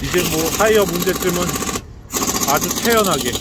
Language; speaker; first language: Korean; native; Korean